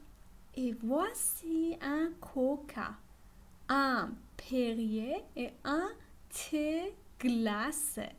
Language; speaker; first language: French; non-native, fluent; Persian